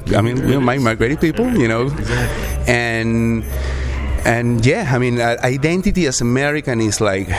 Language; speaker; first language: English; non-native, learner; Spanish